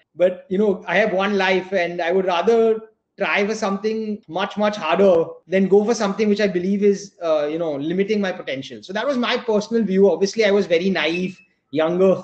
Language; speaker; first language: English; non-native, local second language; Gujarati